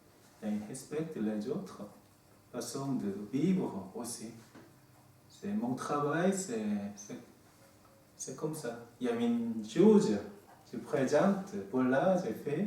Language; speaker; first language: French; non-native, learner; Korean